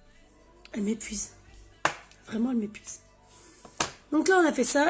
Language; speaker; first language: French; native; French